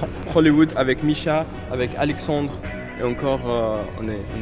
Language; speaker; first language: French; non-native, fluent; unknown